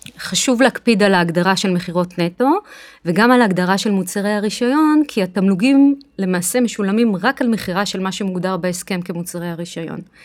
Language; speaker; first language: Hebrew; native; Hebrew